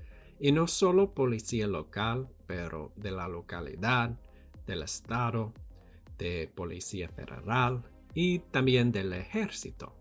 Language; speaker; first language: Spanish; non-native, learner; English